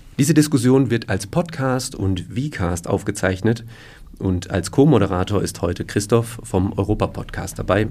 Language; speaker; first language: German; native; German